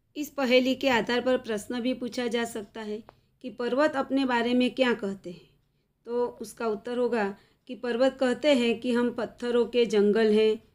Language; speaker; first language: Hindi; non-native, local second language; Gujarati